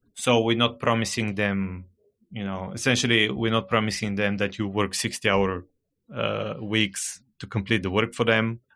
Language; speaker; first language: English; non-native, fluent; Bulgarian